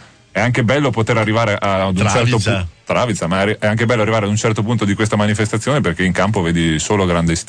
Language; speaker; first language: Italian; native; Italian